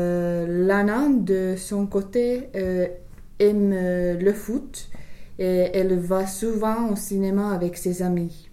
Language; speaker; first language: French; non-native, learner; English